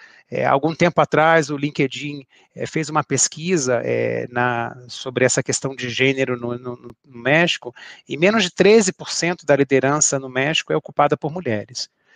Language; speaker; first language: Portuguese; native; Portuguese